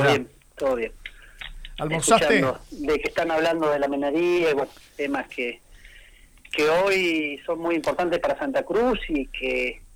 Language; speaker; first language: Spanish; native; Spanish